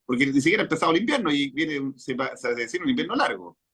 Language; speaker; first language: Spanish; native; Spanish